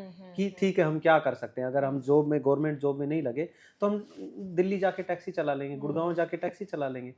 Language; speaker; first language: Hindi; native; Hindi